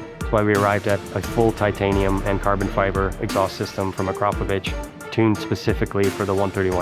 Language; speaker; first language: English; native; English